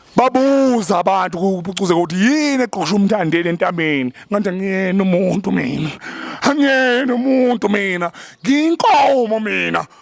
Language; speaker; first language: Zulu; native; Zulu